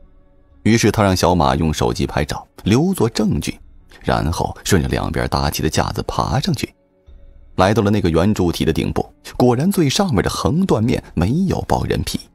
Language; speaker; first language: Chinese; native; Chinese